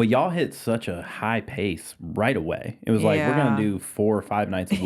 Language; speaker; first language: English; native; English